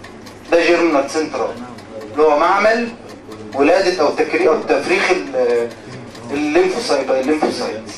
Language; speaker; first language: Arabic; native; Arabic